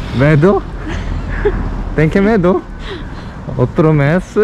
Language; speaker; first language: Portuguese; non-native, learner; Korean